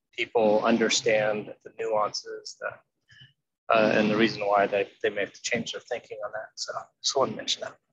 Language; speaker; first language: English; native; English